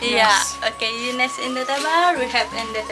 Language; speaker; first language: English; non-native, learner; Indonesian